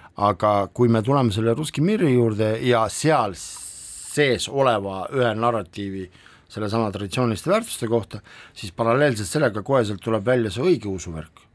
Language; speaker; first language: Estonian; non-native, local second language; Russian